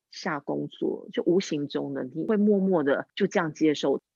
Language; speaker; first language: Chinese; non-native, local second language; English